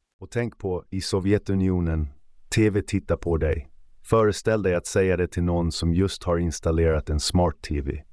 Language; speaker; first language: Swedish; native; Swedish